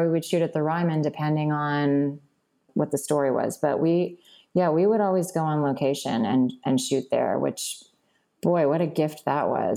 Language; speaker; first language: English; native; English